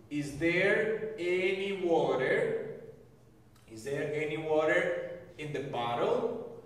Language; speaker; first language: English; non-native, fluent; Spanish